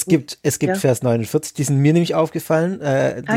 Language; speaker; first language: German; native; German